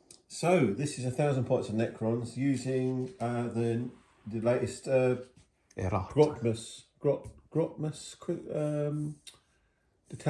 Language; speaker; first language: English; native; English